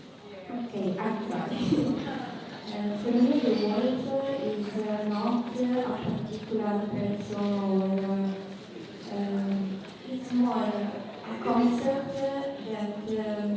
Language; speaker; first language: English; non-native, learner; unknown